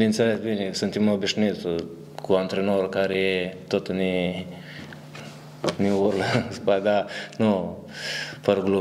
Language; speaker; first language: Romanian; early bilingual, heritage; Romanian